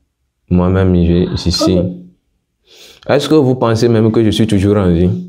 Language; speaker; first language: French; non-native, local second language; Ewe